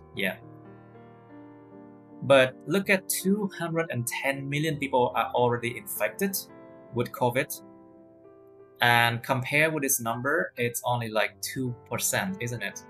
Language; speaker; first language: English; non-native, fluent; Vietnamese